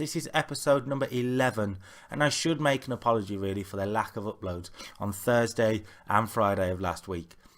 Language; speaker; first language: English; native; English